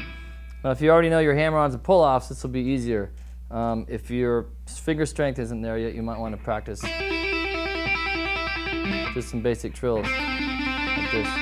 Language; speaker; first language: English; native; English